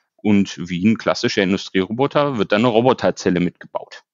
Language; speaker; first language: German; native; German